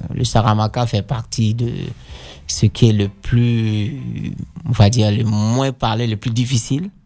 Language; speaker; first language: French; non-native, fluent; Dutch